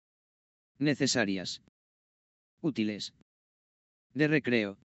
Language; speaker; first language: Spanish; native; Spanish